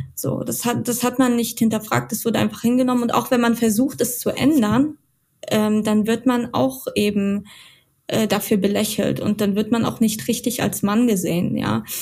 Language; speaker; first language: German; native; German